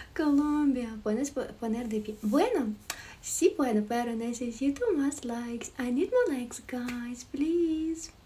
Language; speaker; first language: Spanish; non-native, learner; Ukrainian